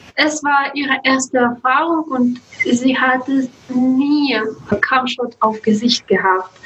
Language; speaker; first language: German; non-native, learner; Russian